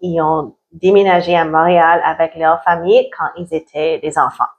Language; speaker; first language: French; early bilingual, other home language; Italian